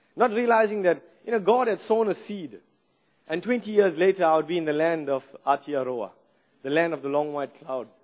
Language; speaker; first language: English; native; English